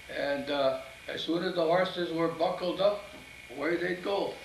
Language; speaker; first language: English; early bilingual, other home language; Italian